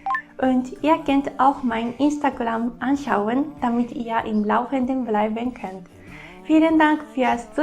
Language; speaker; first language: German; non-native, fluent; Japanese